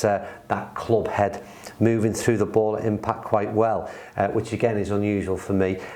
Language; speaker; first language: English; native; English